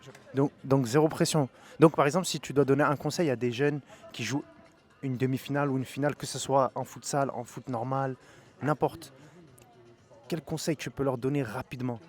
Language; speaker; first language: French; native; French